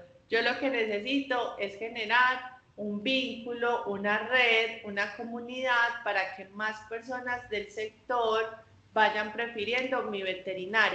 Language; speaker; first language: Spanish; native; Spanish